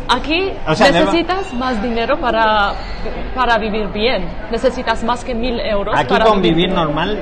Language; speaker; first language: Spanish; non-native, fluent; Georgian